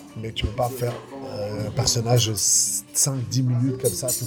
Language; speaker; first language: French; native; French